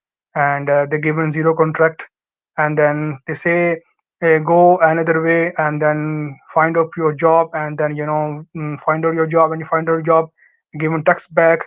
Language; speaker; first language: English; non-native, learner; Urdu